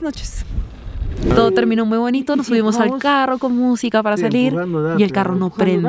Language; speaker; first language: Spanish; native; Spanish